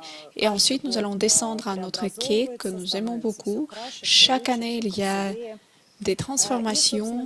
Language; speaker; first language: French; non-native, fluent; Russian